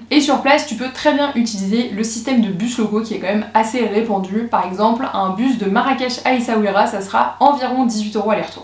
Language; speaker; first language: French; native; French